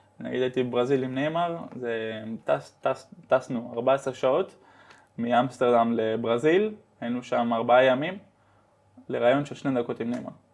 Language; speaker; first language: Hebrew; early bilingual, heritage; Hebrew